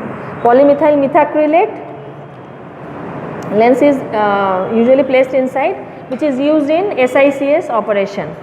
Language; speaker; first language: English; non-native, local second language; Bangla